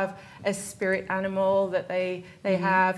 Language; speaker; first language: English; native; English